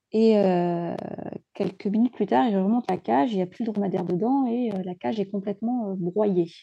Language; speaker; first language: French; native; French